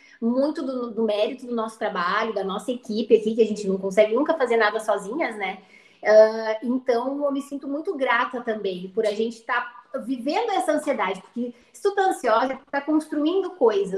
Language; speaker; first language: Portuguese; native; Portuguese